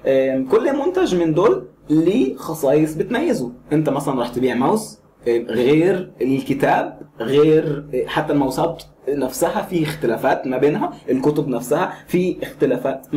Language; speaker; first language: Arabic; native; Arabic